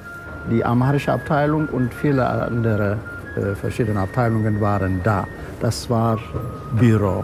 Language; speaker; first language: German; non-native, fluent; Amharic